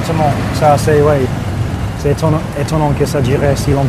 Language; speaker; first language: French; non-native, fluent; English